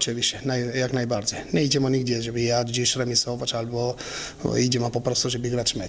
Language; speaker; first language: Polish; non-native, learner; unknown